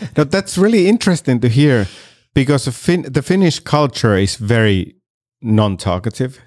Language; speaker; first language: English; non-native, fluent; Finnish